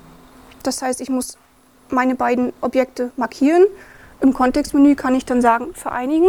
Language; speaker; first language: German; native; German